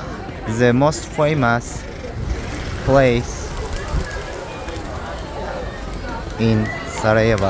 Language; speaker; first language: English; non-native, learner; Azerbaijani